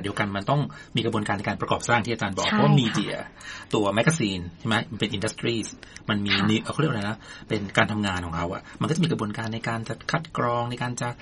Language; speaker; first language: Thai; native; Thai